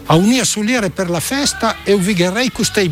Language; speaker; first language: Italian; native; Italian